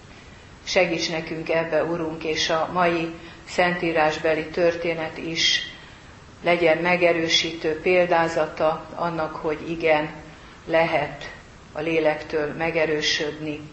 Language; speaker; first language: Hungarian; native; Hungarian